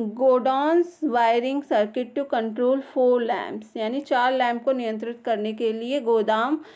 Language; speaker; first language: Hindi; native; Hindi